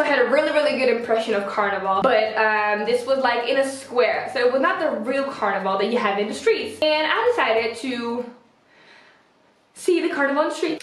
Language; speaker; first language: English; non-native, fluent; Dutch